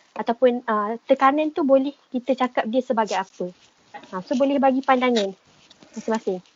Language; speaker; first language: Malay; native; Malay